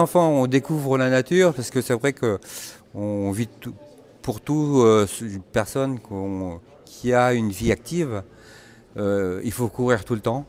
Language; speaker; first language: French; native; French